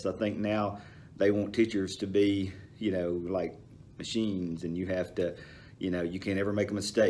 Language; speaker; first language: English; native; English